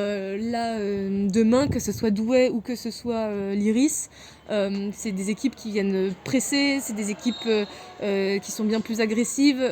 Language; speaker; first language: French; native; French